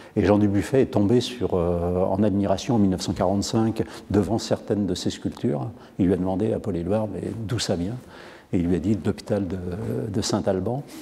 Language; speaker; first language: French; native; French